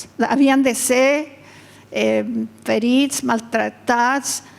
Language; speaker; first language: Catalan; early bilingual, heritage; Catalan